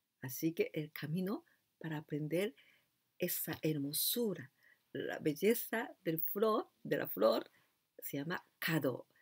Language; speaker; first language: Spanish; non-native, fluent; Japanese